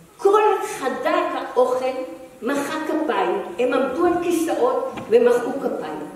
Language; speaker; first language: Hebrew; native; Hebrew